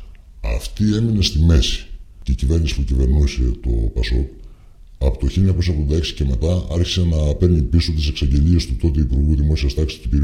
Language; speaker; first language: Greek; native; Greek